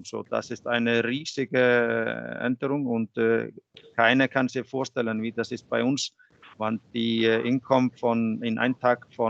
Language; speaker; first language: German; non-native, fluent; Icelandic